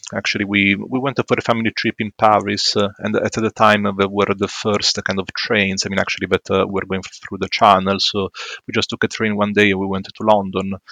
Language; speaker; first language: English; non-native, fluent; Italian